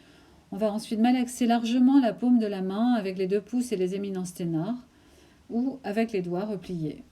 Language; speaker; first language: French; native; French